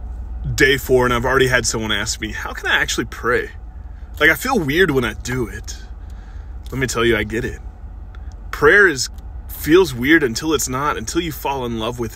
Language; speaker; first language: English; native; English